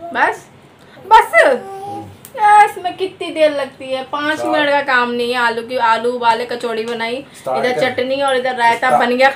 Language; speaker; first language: Hindi; native; Hindi